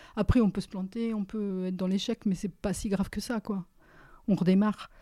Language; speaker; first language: French; native; French